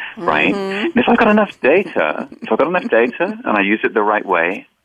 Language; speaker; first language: English; native; English